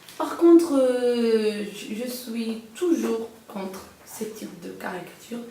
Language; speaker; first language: French; non-native, local second language; Arabic